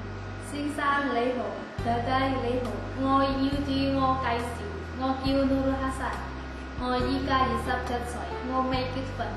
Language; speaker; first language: Cantonese; non-native, learner; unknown